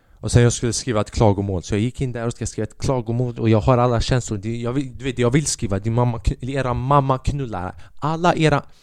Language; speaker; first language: Swedish; early bilingual, other home language; Albanian